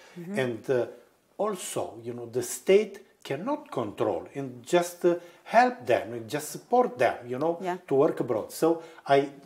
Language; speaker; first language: English; non-native, fluent; Romanian